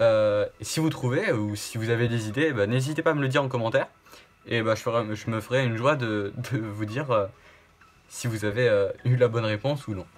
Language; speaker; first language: French; native; French